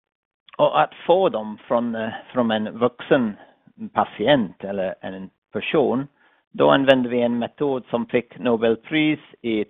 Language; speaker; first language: Swedish; non-native, fluent; English